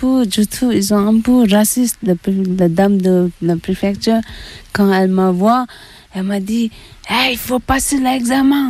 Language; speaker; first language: French; non-native, learner; Tibetan